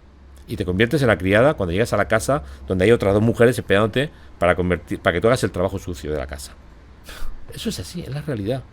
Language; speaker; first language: Spanish; native; Spanish